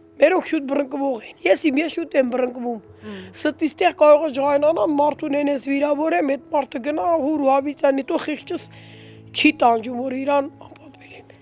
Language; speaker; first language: Armenian; non-native, local second language; Assyrian Neo-Aramaic